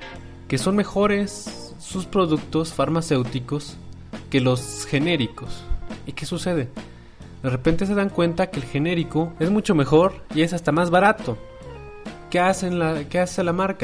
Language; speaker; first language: Spanish; native; Spanish